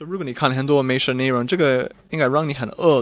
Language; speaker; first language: Chinese; non-native, fluent; English